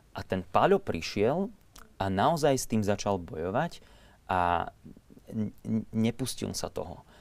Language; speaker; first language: Slovak; native; Slovak